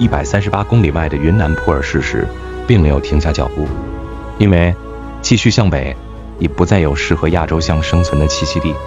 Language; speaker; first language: Chinese; native; Chinese